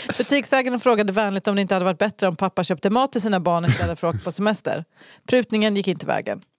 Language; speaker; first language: Swedish; native; Swedish